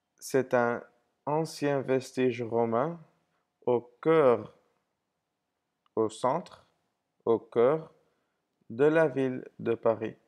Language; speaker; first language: French; non-native, fluent; English